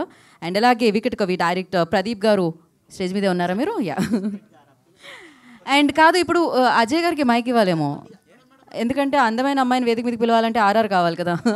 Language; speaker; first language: Telugu; native; Telugu